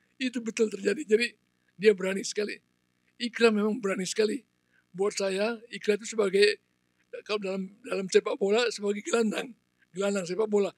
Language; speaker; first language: Indonesian; non-native, local second language; Balinese